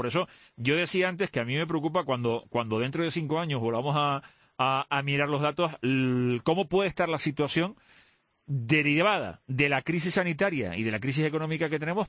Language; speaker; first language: Spanish; native; Spanish